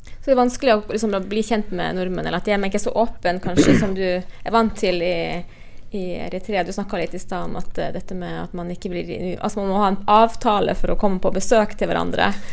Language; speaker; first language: Norwegian; native; Norwegian